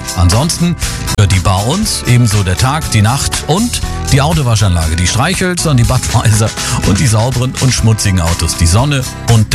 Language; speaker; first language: German; native; German